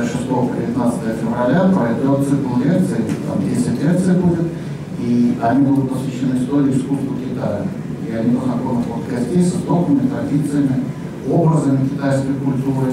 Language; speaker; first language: Russian; native; Russian